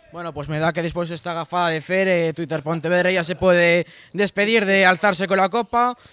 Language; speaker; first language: Spanish; non-native, local second language; Galician